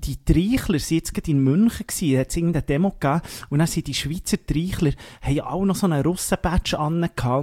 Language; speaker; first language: German; native; German